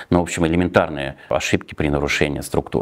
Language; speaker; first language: Russian; native; Russian